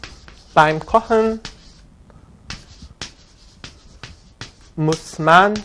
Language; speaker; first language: German; non-native, fluent; Korean